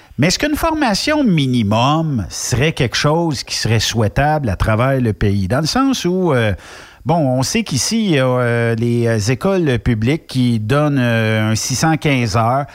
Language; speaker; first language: French; native; French